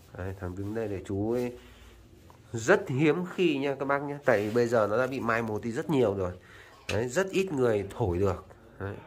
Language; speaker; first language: Vietnamese; native; Vietnamese